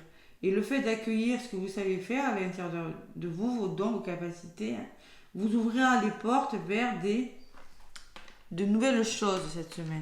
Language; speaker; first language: French; native; French